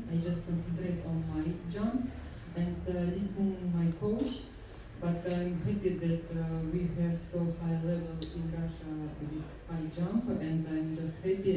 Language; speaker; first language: English; non-native, learner; Russian